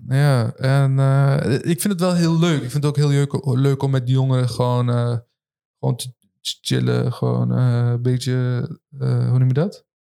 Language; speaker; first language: Dutch; early bilingual, other home language; Turkish